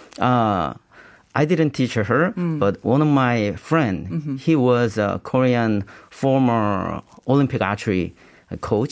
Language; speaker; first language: English; non-native, learner; Korean